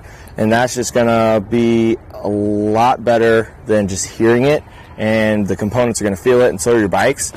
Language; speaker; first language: English; native; English